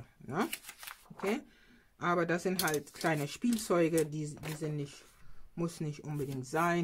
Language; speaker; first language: German; non-native, fluent; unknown